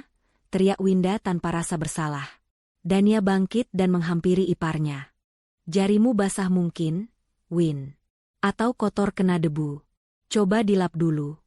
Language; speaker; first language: Indonesian; native; Indonesian